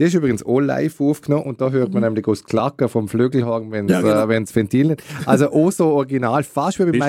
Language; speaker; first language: German; native; German